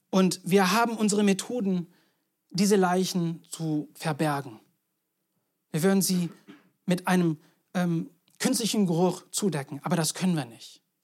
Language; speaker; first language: German; non-native, fluent; English